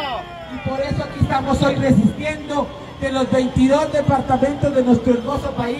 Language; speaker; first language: Spanish; native; Spanish